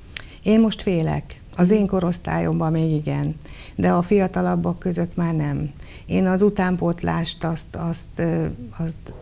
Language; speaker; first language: Hungarian; native; Hungarian